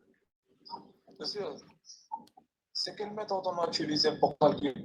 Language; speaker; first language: French; non-native, local second language; Arabic